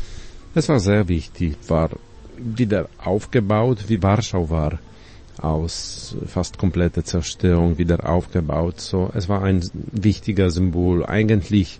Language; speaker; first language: German; non-native, fluent; Polish